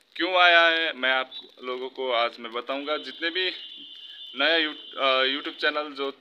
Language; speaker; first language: Hindi; non-native, local second language; Nepali